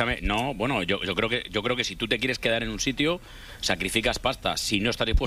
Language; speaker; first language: Spanish; native; Spanish